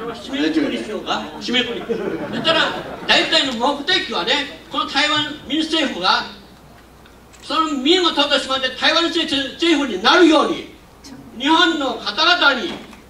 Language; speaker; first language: Japanese; non-native, local second language; Min Nan Chinese